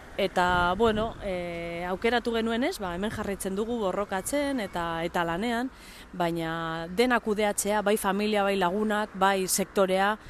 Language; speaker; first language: Basque; non-native, local second language; Spanish